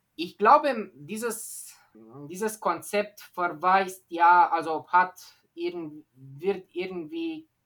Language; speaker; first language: German; non-native, fluent; Romanian